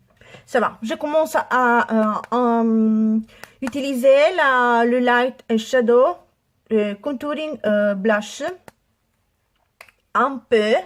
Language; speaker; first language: French; non-native, learner; Italian